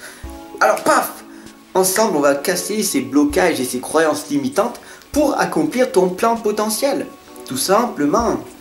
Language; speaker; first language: French; native; French